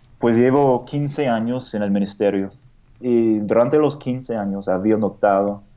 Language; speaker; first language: Spanish; non-native, fluent; English